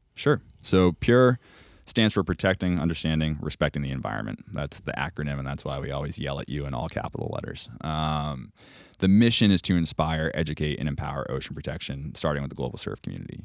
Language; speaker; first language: English; native; English